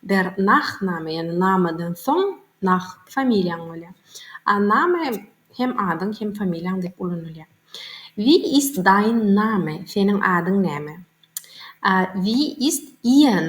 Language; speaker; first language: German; non-native, learner; Turkmen